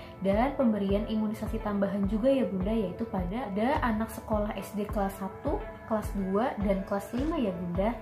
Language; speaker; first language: Indonesian; native; Indonesian